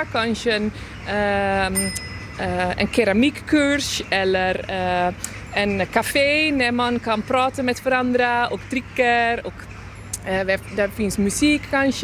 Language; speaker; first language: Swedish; non-native, learner; Dutch